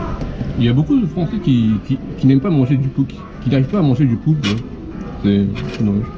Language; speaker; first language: French; non-native, fluent; Japanese